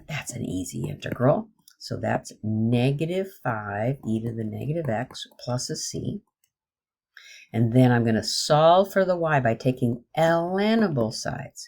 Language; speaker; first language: English; native; English